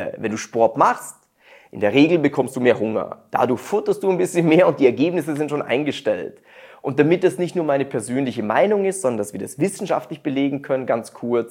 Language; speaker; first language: German; native; German